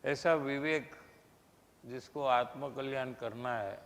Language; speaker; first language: Hindi; non-native, local second language; Gujarati